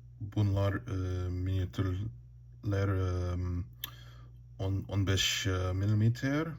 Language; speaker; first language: Turkish; non-native, learner; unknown